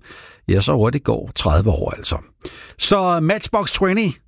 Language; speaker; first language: Danish; native; Danish